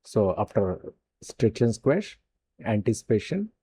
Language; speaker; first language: English; non-native, local second language; Telugu